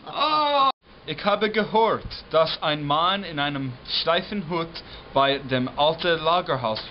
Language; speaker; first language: German; non-native, learner; English